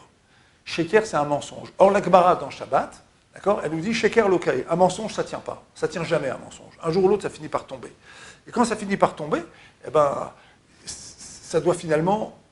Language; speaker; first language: French; native; French